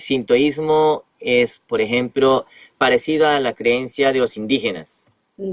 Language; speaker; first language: Spanish; non-native, fluent; Japanese